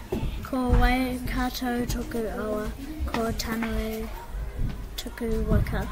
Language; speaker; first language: Māori; non-native, local second language; English